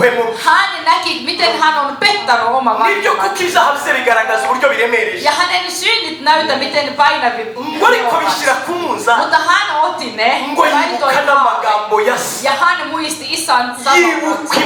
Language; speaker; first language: Finnish; non-native, learner; Kinyarwanda